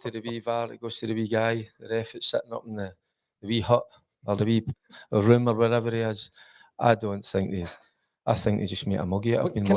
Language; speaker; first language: English; native; English